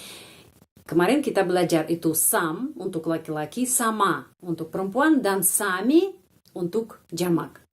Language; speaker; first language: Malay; non-native, fluent; Russian